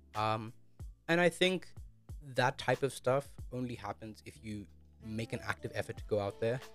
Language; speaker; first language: English; early bilingual, other home language; Amharic